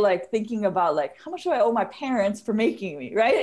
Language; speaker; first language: English; native; English